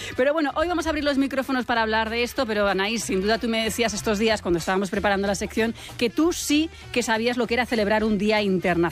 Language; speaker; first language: Spanish; native; Spanish